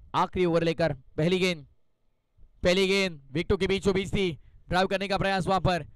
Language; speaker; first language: Hindi; non-native, local second language; Marathi